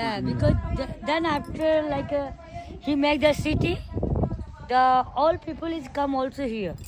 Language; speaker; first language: English; non-native, local second language; Hindi